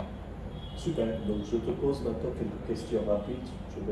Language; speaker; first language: French; non-native, fluent; Bangla